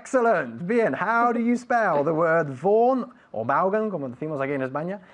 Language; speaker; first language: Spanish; non-native, fluent; English